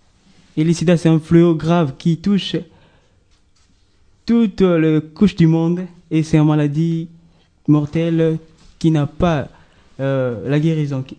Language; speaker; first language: French; native; French